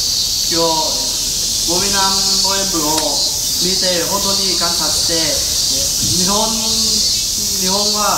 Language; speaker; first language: Japanese; non-native, learner; Vietnamese